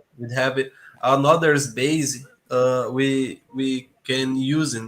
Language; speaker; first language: English; non-native, learner; Portuguese